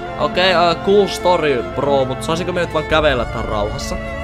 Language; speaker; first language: Finnish; native; Finnish